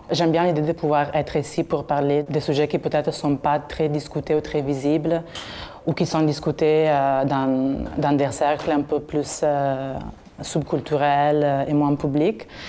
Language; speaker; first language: French; non-native, fluent; Italian